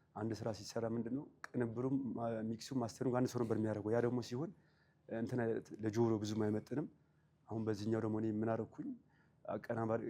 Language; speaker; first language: Amharic; non-native, local second language; Sebat Bet Gurage